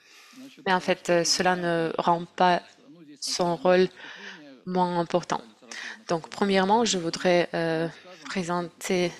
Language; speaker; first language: French; non-native, fluent; Russian